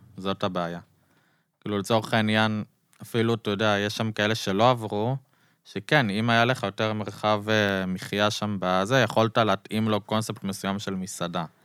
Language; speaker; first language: Hebrew; native; Hebrew